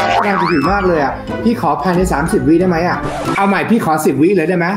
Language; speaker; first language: Thai; native; Thai